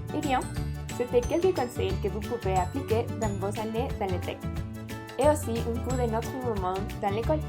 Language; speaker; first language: French; non-native, learner; Spanish